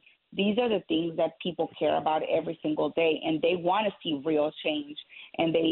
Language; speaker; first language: English; native; English